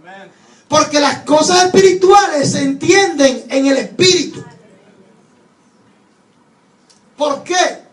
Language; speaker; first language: Spanish; native; Spanish